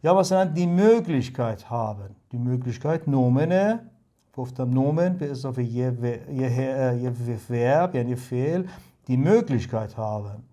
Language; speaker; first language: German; non-native, fluent; Persian